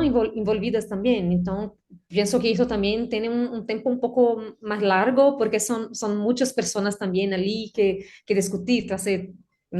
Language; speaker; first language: Spanish; non-native, learner; Portuguese